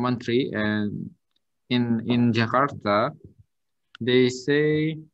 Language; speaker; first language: English; non-native, learner; Indonesian